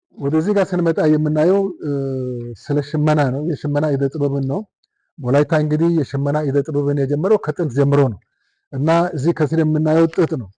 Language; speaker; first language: Amharic; non-native, local second language; Wolaytta